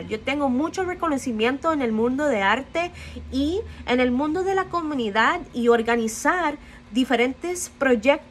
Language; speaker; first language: Spanish; non-native, fluent; English